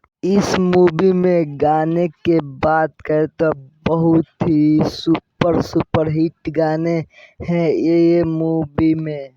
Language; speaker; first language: Hindi; non-native, local second language; Bhojpuri